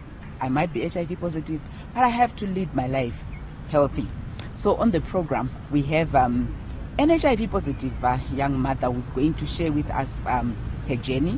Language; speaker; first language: English; non-native, local second language; Shona